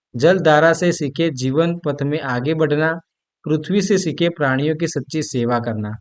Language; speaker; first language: Hindi; non-native, local second language; Gujarati